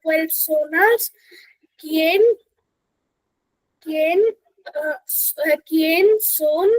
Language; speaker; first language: Spanish; non-native, learner; Hindi